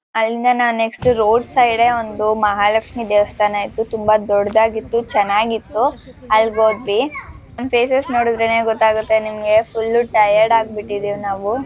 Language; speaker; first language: Kannada; non-native, local second language; Telugu